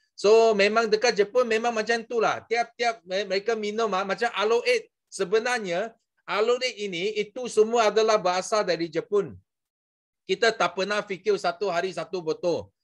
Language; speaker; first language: Malay; non-native, local second language; Chinese